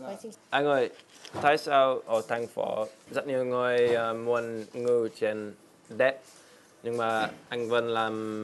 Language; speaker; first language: Vietnamese; non-native, learner; English